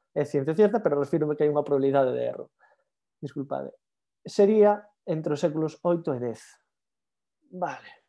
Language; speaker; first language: Galician; native; Galician